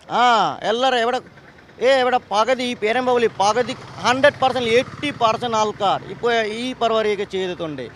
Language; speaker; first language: Malayalam; non-native, local second language; Bangla